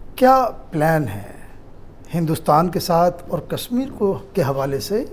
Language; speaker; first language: Hindi; native; Hindi